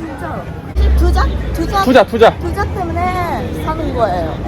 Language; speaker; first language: Korean; non-native, learner; Japanese